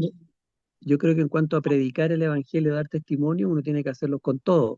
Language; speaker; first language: Spanish; native; Spanish